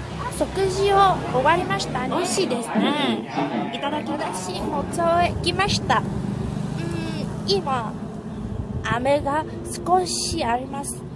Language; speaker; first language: Japanese; non-native, learner; Vietnamese